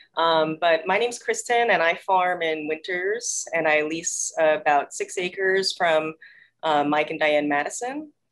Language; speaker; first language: English; early bilingual, other home language; Korean